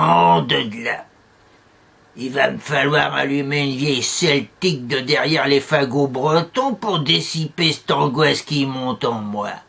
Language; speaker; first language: French; native; French